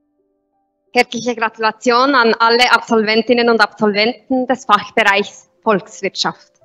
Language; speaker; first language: German; native; German